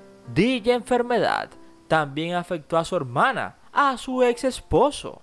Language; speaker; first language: Spanish; native; Spanish